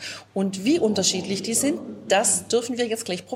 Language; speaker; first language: German; native; German